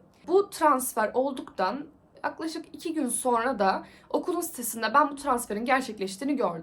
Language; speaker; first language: Turkish; native; Turkish